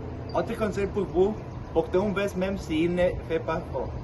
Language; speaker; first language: French; non-native, learner; Spanish